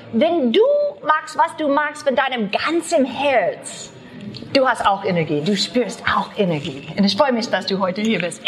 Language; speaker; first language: German; non-native, learner; English